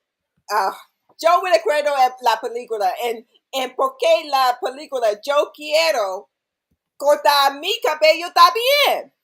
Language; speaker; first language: Spanish; non-native, learner; English